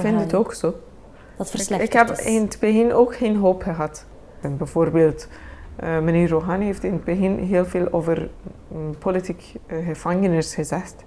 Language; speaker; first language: Dutch; non-native, fluent; Persian